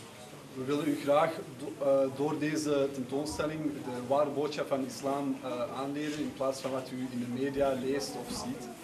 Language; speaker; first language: Dutch; early bilingual, other home language; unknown